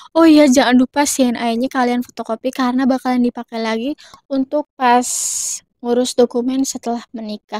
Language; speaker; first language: Indonesian; native; Indonesian